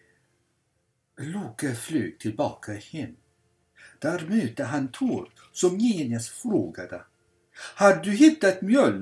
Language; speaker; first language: Swedish; non-native, fluent; English